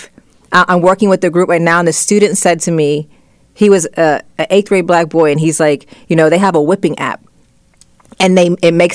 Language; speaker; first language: English; native; English